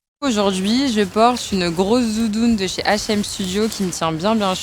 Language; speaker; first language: French; native; French